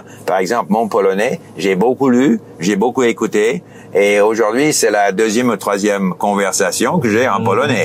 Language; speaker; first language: French; non-native, fluent; English